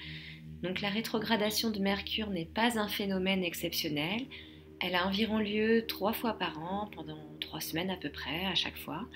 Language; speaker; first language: French; native; French